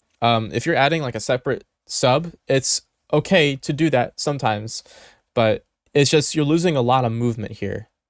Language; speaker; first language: English; native; English